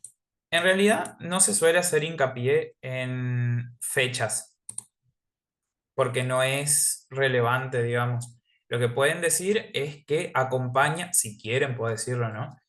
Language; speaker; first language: Spanish; native; Spanish